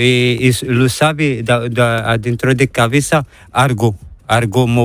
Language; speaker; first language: Spanish; non-native, learner; Arabic